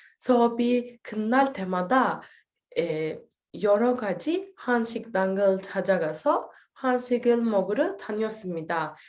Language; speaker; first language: Korean; non-native, learner; Turkish